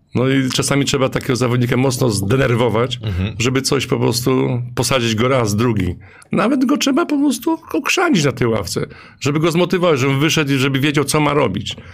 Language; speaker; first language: Polish; native; Polish